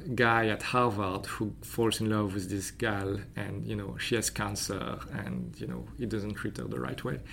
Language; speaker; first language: English; non-native, fluent; French